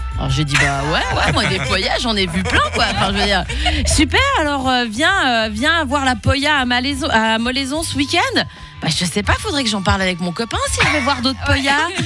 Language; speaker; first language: French; early bilingual, other home language; Spanish